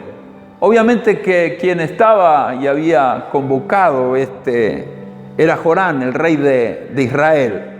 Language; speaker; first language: Spanish; native; Spanish